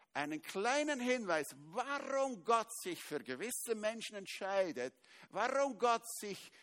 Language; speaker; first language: German; native; German